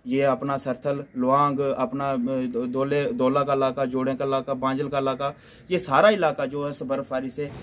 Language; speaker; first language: Hindi; native; Hindi